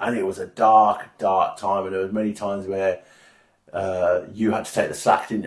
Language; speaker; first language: English; native; English